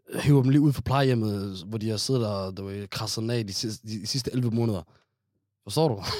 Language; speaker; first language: Danish; non-native, fluent; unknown